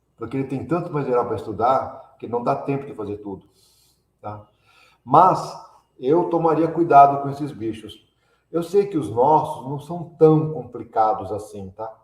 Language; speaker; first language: Portuguese; early bilingual, other home language; Italian